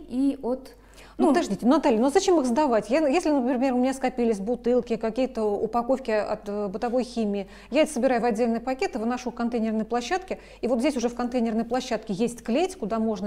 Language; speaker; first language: Russian; native; Russian